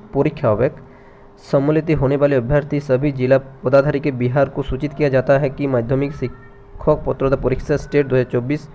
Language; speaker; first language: Hindi; non-native, local second language; Bangla